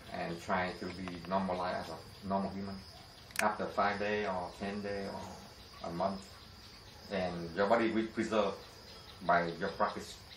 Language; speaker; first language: English; non-native, fluent; Vietnamese